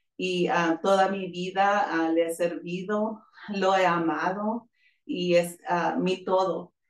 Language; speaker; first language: Spanish; early bilingual, heritage; Spanish